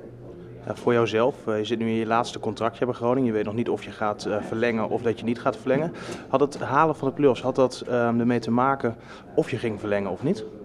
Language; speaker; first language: Dutch; native; Dutch